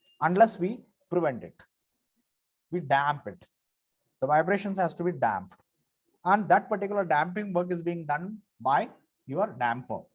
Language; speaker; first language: English; non-native, local second language; Marathi